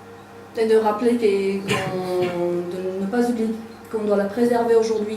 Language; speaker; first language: French; native; French